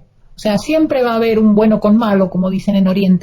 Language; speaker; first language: Spanish; native; Spanish